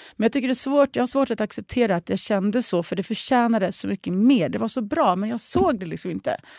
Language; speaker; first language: Swedish; early bilingual, other home language; Russian